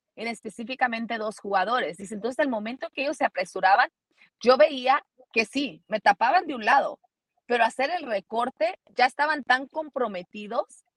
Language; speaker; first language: Spanish; early bilingual, heritage; Spanish